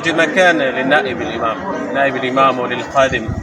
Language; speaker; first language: Arabic; non-native, fluent; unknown